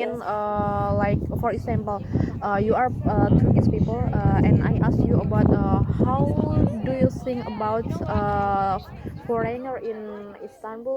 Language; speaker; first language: English; non-native, learner; Indonesian